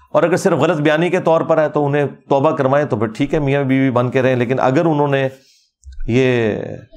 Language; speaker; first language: Urdu; non-native, local second language; Punjabi